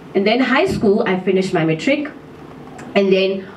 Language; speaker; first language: English; non-native, local second language; Southern Sotho